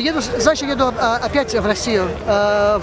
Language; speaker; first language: Russian; early bilingual, heritage; Russian